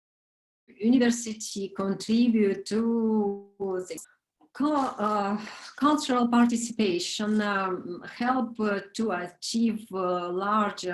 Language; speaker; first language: English; non-native, learner; Romanian